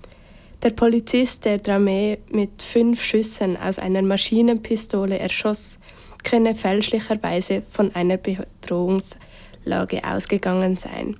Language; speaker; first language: German; native; German